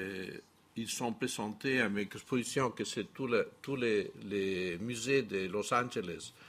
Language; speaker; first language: French; non-native, fluent; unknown